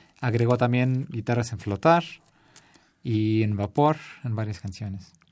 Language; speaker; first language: Spanish; early bilingual, heritage; Spanish